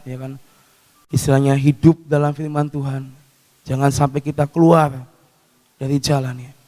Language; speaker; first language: Indonesian; native; Indonesian